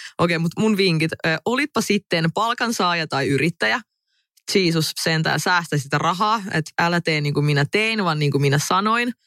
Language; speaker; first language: Finnish; early bilingual, other home language; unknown